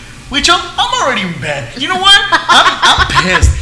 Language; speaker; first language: English; early bilingual, other home language; Spanish